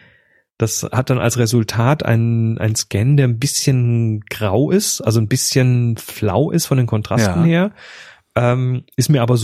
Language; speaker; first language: German; native; German